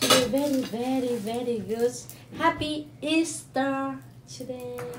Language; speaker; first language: English; non-native, learner; Vietnamese